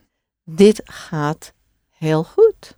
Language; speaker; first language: Dutch; non-native, fluent; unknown